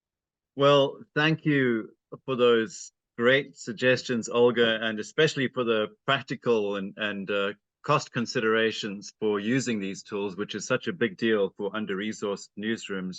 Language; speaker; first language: English; native; English